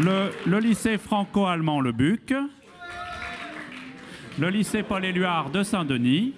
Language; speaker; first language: French; native; French